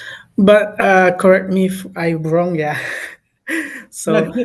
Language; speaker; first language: English; non-native, learner; Indonesian